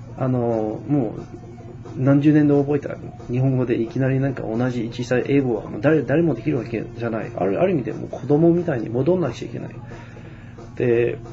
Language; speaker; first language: Japanese; non-native, fluent; English